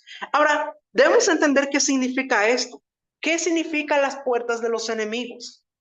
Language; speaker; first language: Spanish; native; Spanish